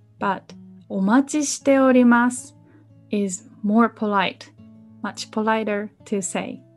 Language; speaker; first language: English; non-native, fluent; Japanese